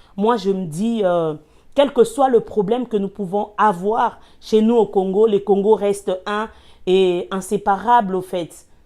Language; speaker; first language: French; non-native, local second language; Lingala